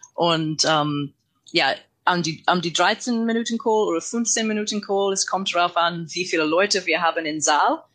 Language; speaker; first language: German; non-native, learner; English